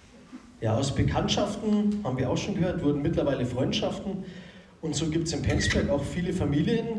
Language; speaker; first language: German; native; German